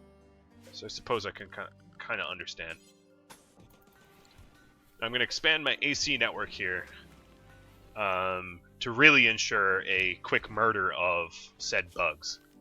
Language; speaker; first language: English; native; English